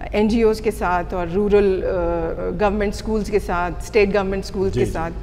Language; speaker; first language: Hindi; native; Hindi